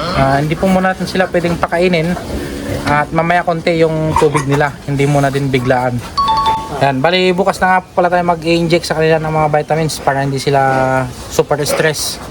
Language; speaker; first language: Filipino; native; Filipino